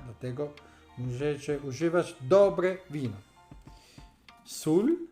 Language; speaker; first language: Polish; non-native, learner; Italian